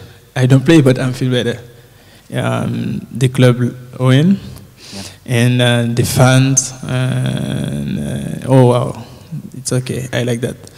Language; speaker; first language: English; non-native, learner; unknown